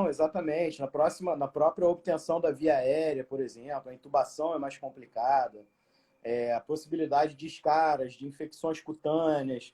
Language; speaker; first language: Portuguese; native; Portuguese